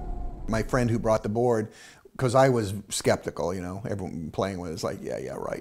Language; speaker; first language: English; native; English